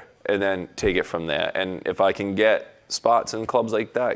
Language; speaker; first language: English; native; English